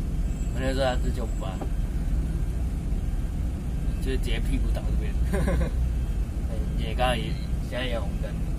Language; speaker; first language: Chinese; native; Chinese